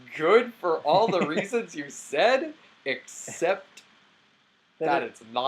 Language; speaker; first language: English; native; English